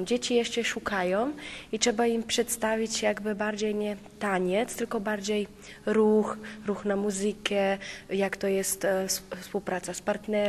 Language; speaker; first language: Polish; non-native, fluent; Slovenian